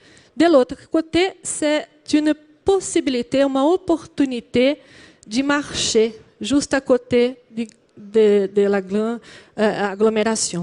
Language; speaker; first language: French; non-native, learner; Portuguese